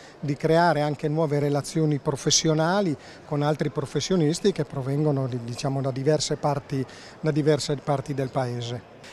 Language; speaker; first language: Italian; native; Italian